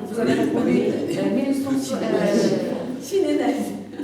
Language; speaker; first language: French; non-native, fluent; Japanese